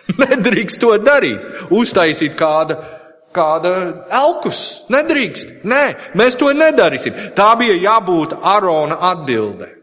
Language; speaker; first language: Latvian; non-native, fluent; English